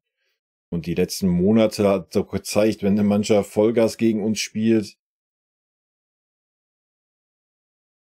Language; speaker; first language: German; native; German